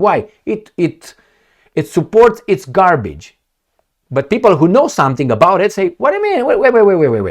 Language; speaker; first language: English; non-native, fluent; Romanian